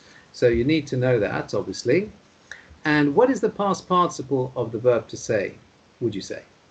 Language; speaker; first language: English; non-native, fluent; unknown